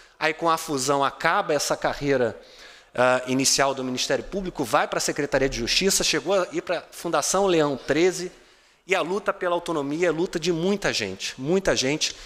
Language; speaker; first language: Portuguese; native; Portuguese